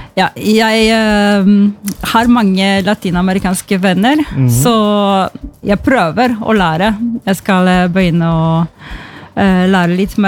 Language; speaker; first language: Norwegian; non-native, fluent; Polish